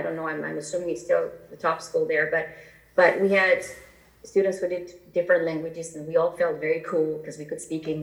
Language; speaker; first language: English; non-native, fluent; Albanian